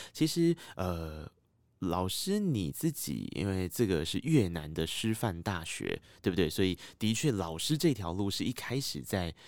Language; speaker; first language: Chinese; native; Chinese